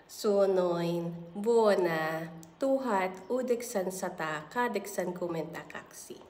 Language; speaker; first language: Finnish; non-native, learner; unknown